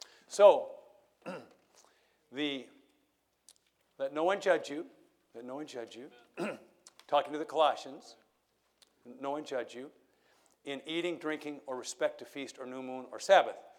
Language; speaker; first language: English; native; English